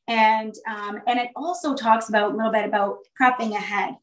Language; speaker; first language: English; native; English